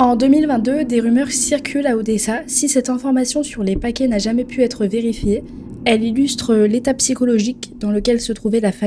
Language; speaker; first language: French; native; French